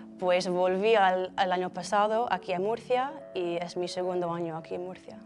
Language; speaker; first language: Spanish; non-native, fluent; English